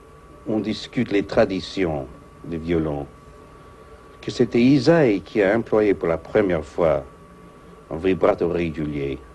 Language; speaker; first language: French; non-native, fluent; English